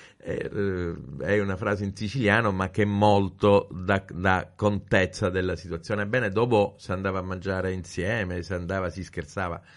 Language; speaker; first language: Italian; native; Italian